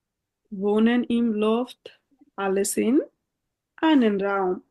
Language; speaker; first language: German; non-native, fluent; Bangla